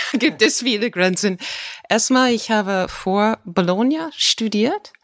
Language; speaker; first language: German; non-native, fluent; English